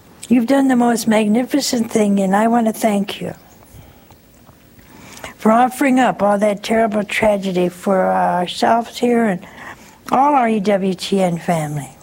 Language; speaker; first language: English; native; English